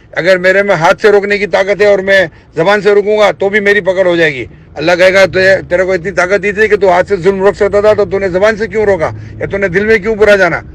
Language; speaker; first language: Urdu; native; Urdu